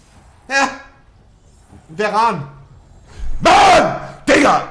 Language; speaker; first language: German; native; German